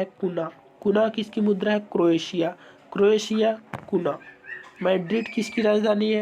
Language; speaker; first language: Hindi; native; Hindi